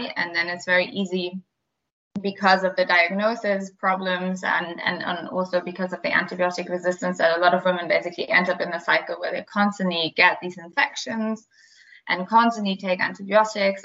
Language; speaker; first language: English; non-native, fluent; German